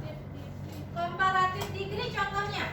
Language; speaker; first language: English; non-native, fluent; Indonesian